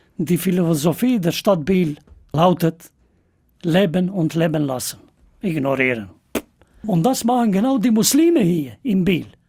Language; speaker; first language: German; non-native, fluent; Albanian